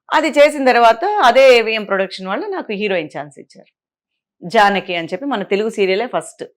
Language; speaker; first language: Telugu; native; Telugu